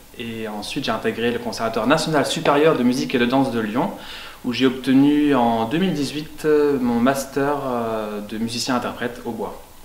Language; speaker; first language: French; native; French